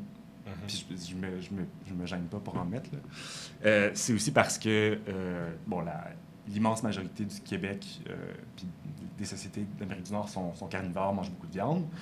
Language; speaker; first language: French; native; French